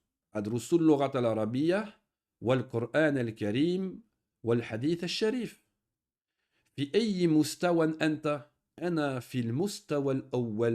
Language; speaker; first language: Arabic; non-native, fluent; French